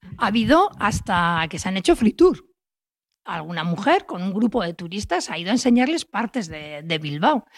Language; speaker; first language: Spanish; native; Spanish